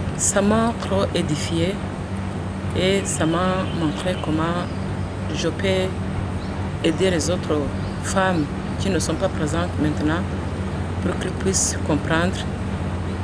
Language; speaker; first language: French; non-native, local second language; Kinyarwanda